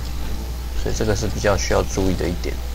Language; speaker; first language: Chinese; native; Chinese